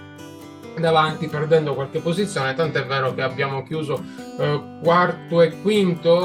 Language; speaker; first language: Italian; native; Italian